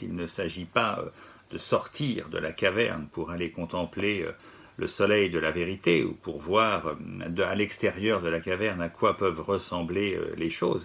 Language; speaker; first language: French; native; French